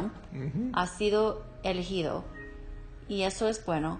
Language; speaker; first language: Spanish; non-native, learner; English